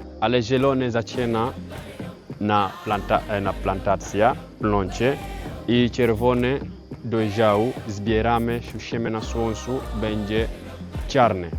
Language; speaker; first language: Polish; non-native, learner; Swahili